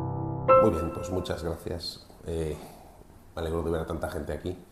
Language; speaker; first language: Spanish; native; Spanish